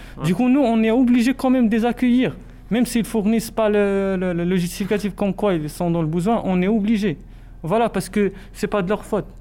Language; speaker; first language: French; non-native, local second language; Arabic